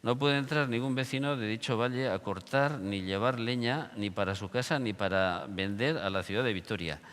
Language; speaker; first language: Spanish; native; Spanish